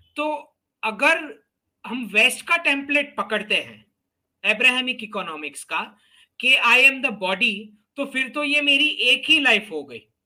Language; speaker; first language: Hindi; native; Hindi